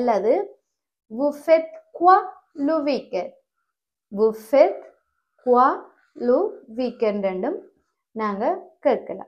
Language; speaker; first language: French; non-native, fluent; Tamil